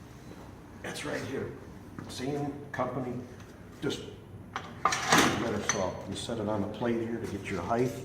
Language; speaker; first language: English; native; English